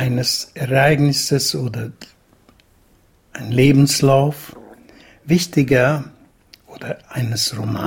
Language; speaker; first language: German; non-native, fluent; Hungarian